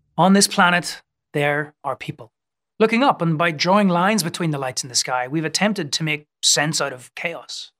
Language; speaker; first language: English; native; English